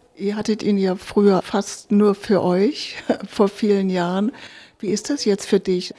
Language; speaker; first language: German; native; German